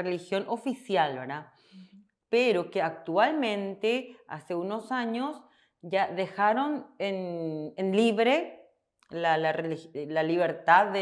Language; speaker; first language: Spanish; non-native, fluent; Korean